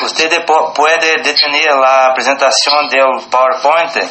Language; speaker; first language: Spanish; non-native, learner; Portuguese